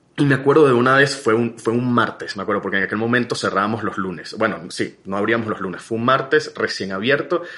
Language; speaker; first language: Spanish; native; Spanish